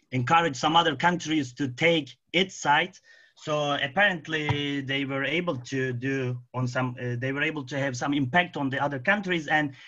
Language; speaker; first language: English; non-native, fluent; Arabic